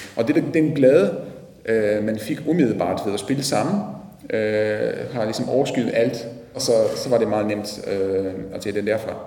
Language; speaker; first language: Danish; non-native, fluent; Polish